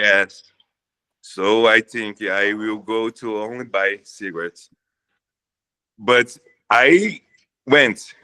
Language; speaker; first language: English; non-native, learner; Portuguese